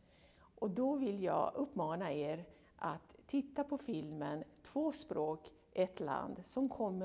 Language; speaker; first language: Swedish; non-native, fluent; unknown